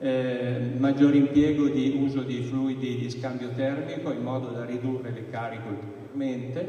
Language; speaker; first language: Italian; native; Italian